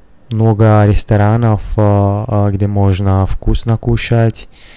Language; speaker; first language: Russian; non-native, learner; Italian